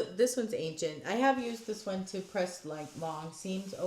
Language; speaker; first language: English; native; English